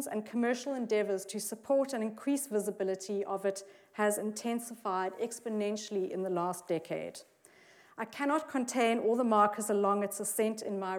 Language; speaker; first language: English; native; English